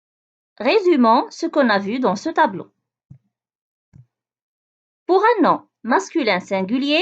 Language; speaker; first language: French; non-native, local second language; Arabic